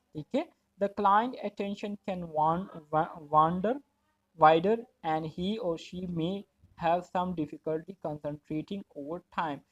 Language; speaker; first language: English; non-native, local second language; Urdu